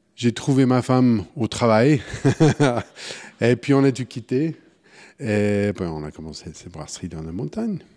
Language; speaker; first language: French; non-native, fluent; English